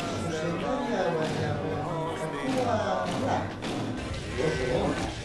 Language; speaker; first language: Basque; non-native, learner; Spanish